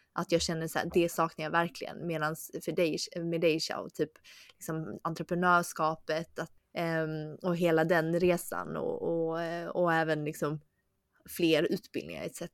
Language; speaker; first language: Swedish; early bilingual, other home language; Chinese